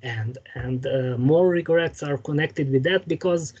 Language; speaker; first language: English; non-native, fluent; Serbian